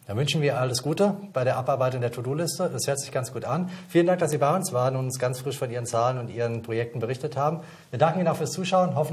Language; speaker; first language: German; native; German